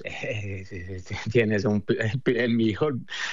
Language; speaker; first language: Spanish; non-native, fluent; Italian